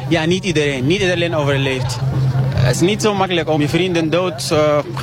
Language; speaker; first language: Dutch; non-native, fluent; Arabic